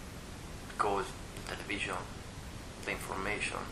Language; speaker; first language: English; non-native, learner; Italian